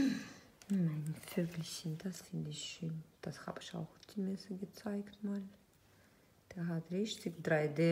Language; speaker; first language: German; non-native, fluent; Russian